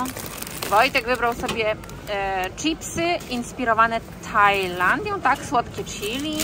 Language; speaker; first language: Polish; native; Polish